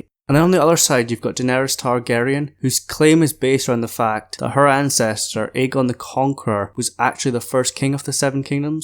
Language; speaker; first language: English; native; English